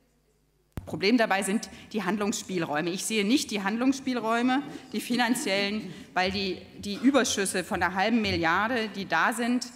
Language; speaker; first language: German; native; German